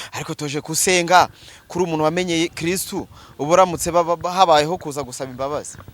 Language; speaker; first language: Kinyarwanda; native; Kinyarwanda